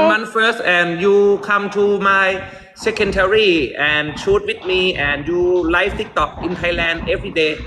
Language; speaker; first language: English; non-native, learner; Thai